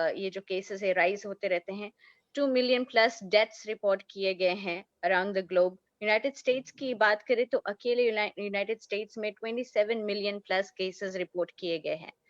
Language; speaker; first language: Hindi; native; Hindi